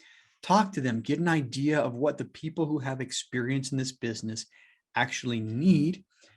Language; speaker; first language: English; native; English